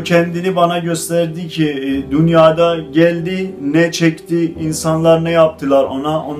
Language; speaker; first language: Turkish; non-native, fluent; Azerbaijani